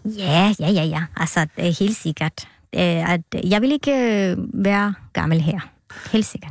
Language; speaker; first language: Danish; non-native, fluent; Spanish